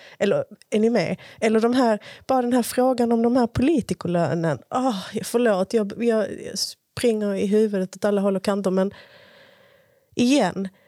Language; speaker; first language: Swedish; early bilingual, other home language; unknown